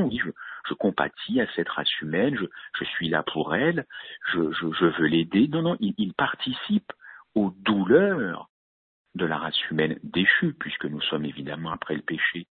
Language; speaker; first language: French; native; French